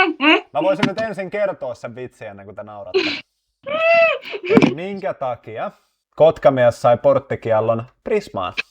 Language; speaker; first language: Finnish; native; Finnish